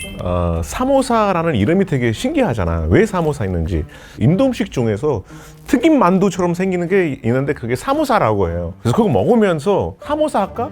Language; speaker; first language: Korean; non-native, fluent; Hindi